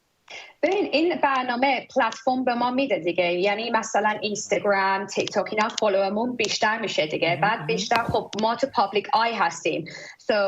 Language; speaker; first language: Persian; early bilingual, heritage; Persian